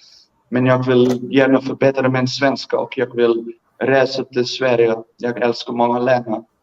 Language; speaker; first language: Swedish; non-native, learner; Dutch